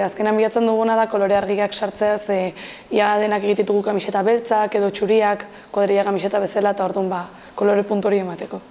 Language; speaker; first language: Basque; native; Basque